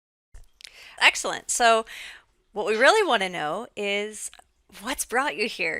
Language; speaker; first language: English; native; English